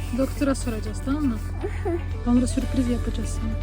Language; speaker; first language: Turkish; non-native, learner; Russian